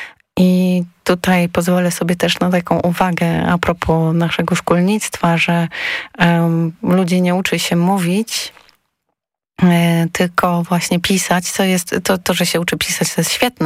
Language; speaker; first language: Polish; native; Polish